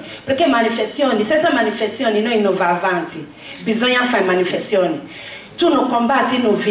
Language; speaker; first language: Italian; non-native, learner; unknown